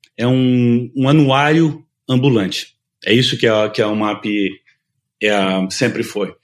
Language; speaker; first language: Portuguese; native; Portuguese